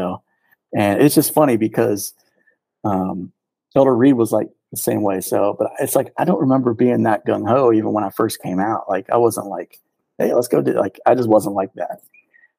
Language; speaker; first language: English; native; English